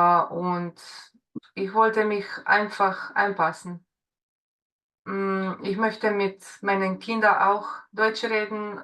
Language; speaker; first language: German; non-native, learner; Slovenian